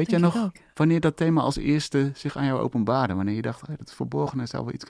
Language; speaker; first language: Dutch; native; Dutch